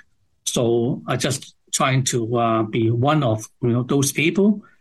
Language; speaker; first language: English; non-native, local second language; Cantonese